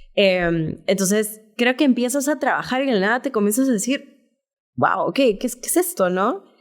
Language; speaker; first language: Spanish; early bilingual, heritage; Spanish